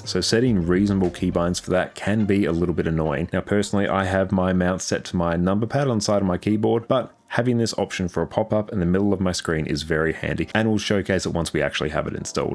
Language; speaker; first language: English; native; English